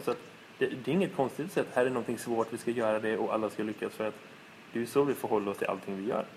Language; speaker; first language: Swedish; native; Swedish